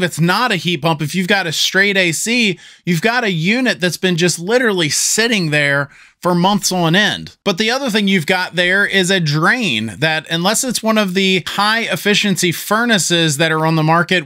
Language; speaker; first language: English; native; English